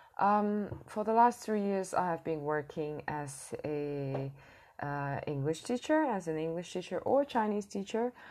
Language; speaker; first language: English; non-native, fluent; Cantonese